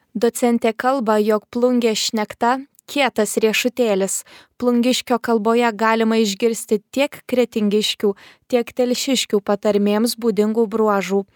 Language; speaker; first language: Lithuanian; native; Lithuanian